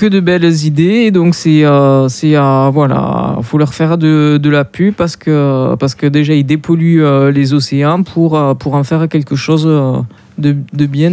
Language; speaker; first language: French; native; French